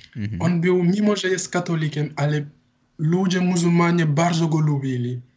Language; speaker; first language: Polish; non-native, learner; Wolof